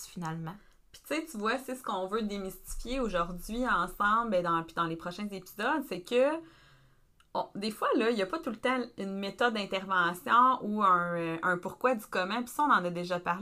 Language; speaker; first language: French; native; French